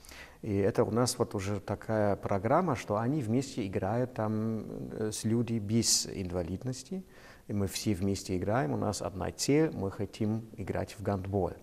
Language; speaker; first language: Russian; non-native, fluent; German